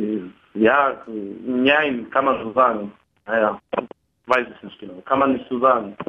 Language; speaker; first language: German; early bilingual, other home language; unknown